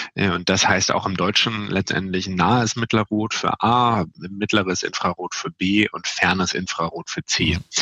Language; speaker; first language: German; native; German